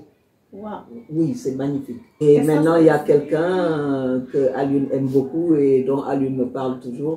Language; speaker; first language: French; non-native, local second language; Wolof